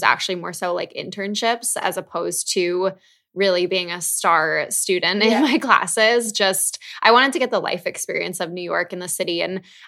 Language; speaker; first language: English; native; English